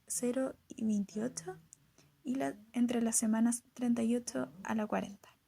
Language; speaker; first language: Spanish; native; Spanish